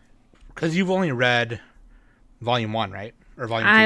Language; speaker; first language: English; native; English